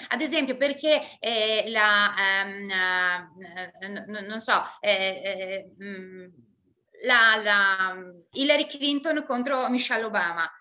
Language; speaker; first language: Italian; native; Italian